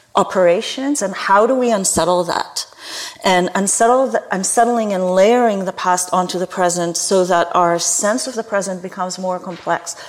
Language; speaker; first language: English; non-native, fluent; Hebrew